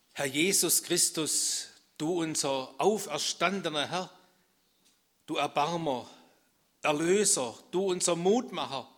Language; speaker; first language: German; native; German